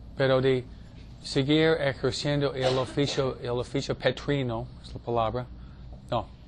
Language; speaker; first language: Spanish; non-native, fluent; English